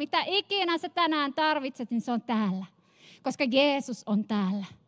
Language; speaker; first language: Finnish; native; Finnish